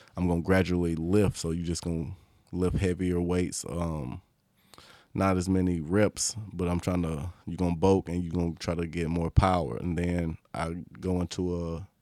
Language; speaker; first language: English; native; English